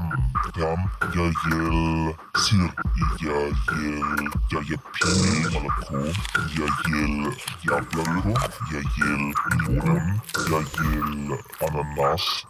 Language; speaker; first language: Russian; non-native, learner; German